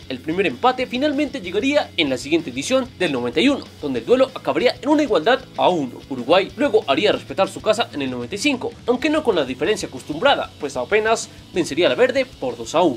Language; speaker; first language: Spanish; native; Spanish